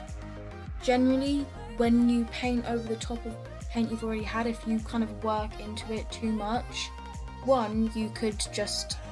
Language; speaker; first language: English; native; English